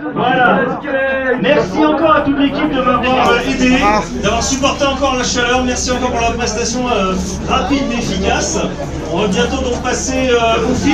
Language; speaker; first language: French; native; French